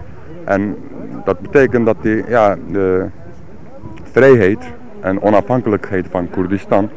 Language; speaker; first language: Dutch; non-native, learner; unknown